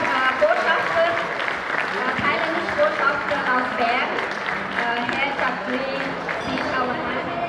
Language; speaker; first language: German; non-native, learner; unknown